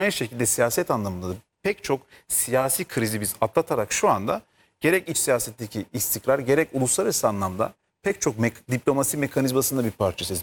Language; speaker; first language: Turkish; native; Turkish